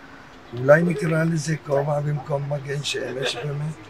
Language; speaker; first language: Hebrew; early bilingual, other home language; Arabic